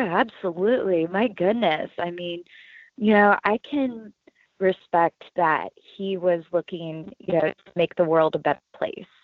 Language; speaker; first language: English; native; English